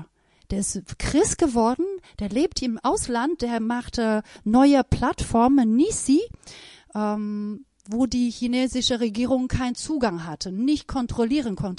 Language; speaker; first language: German; non-native, fluent; Persian